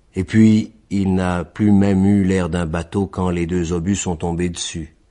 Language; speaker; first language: French; native; French